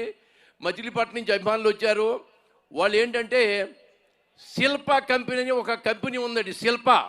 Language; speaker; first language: Telugu; native; Telugu